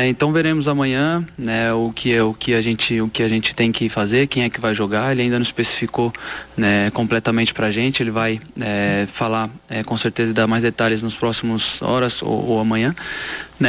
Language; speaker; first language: Portuguese; native; Portuguese